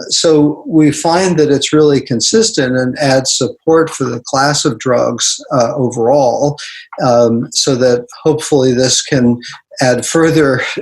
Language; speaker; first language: English; native; English